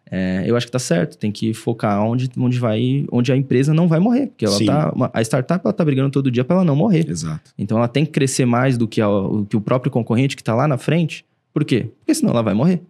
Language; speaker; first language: Portuguese; native; Portuguese